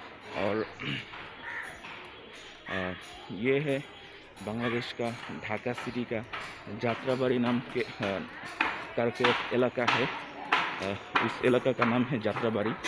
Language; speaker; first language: Hindi; non-native, learner; Bangla